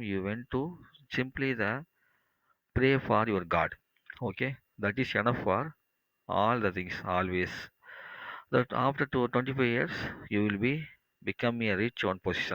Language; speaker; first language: English; non-native, local second language; Tamil